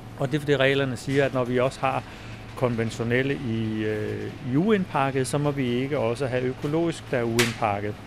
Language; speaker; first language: Danish; native; Danish